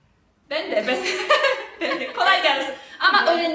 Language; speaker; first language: Turkish; non-native, learner; Chinese